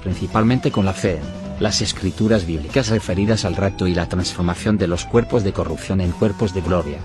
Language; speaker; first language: Spanish; native; Spanish